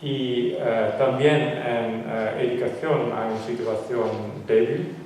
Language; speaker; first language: Spanish; non-native, fluent; Western Frisian